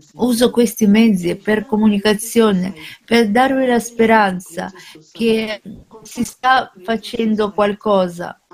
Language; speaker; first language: Italian; non-native, fluent; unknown